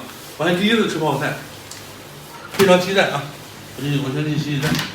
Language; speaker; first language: Chinese; native; Chinese